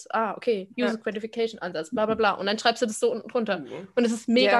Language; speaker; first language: German; native; German